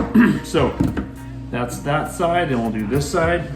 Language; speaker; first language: English; native; English